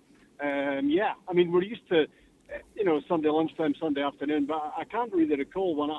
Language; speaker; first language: English; native; English